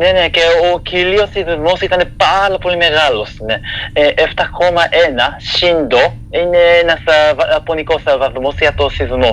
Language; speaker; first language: Greek; non-native, fluent; Japanese